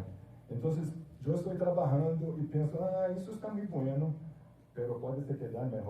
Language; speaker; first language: Spanish; non-native, fluent; Portuguese